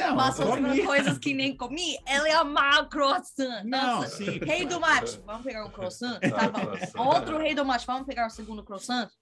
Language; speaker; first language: Portuguese; non-native, fluent; English